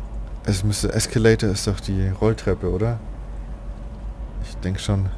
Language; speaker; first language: German; native; German